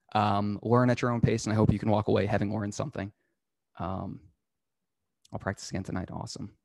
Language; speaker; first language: English; native; English